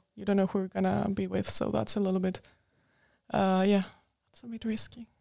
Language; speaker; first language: English; non-native, fluent; Greek